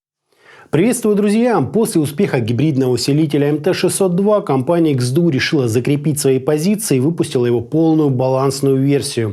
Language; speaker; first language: Russian; native; Russian